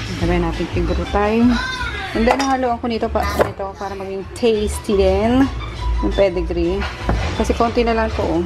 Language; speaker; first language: Filipino; non-native, local second language; Bikol